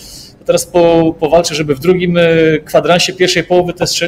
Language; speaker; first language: Polish; native; Polish